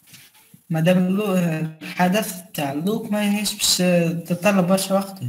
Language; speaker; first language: Arabic; native; Arabic